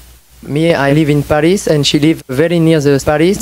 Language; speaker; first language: English; non-native, learner; French